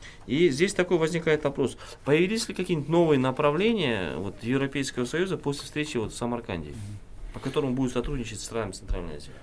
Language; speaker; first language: Russian; non-native, local second language; Kyrgyz